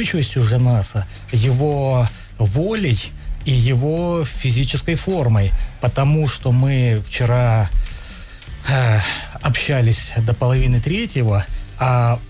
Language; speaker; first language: Russian; native; Russian